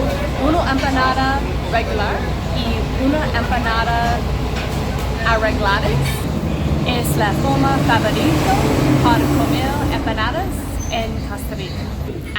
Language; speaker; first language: Spanish; non-native, learner; English